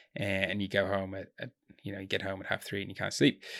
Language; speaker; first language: English; native; English